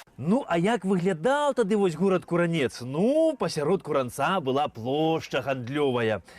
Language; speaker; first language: Belarusian; native; Belarusian